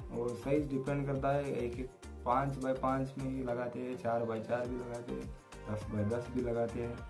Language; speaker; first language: Hindi; non-native, local second language; Kannada